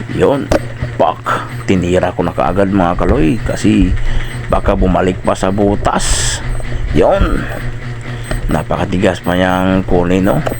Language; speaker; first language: Filipino; non-native, local second language; Surigaonon